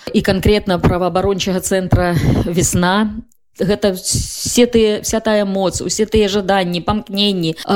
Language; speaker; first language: Belarusian; native; Belarusian